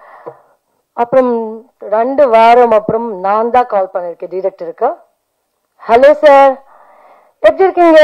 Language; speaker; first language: Tamil; non-native, learner; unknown